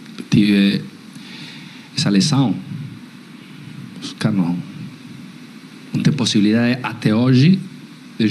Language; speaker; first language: Portuguese; non-native, learner; Spanish